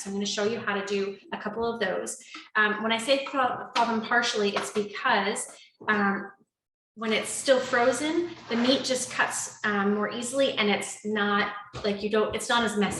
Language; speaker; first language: English; native; English